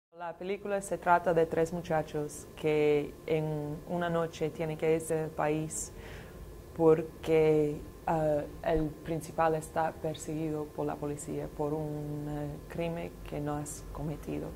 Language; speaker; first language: Spanish; non-native, fluent; English